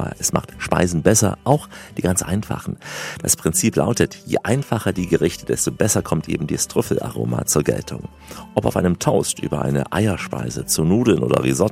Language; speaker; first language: German; native; German